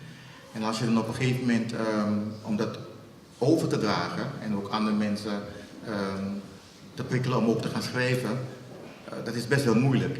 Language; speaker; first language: Dutch; native; Dutch